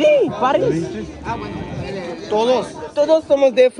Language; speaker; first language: Spanish; non-native, learner; French